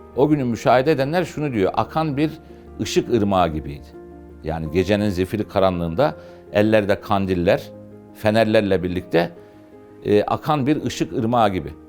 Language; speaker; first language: Turkish; native; Turkish